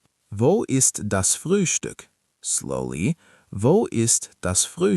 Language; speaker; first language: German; non-native, learner; English